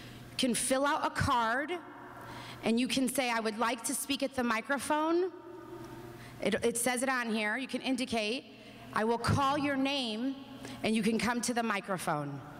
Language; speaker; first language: English; native; English